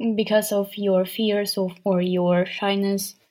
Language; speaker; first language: English; non-native, fluent; Ukrainian